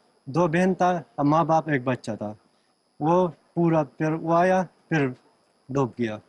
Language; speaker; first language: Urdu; non-native, local second language; Pashto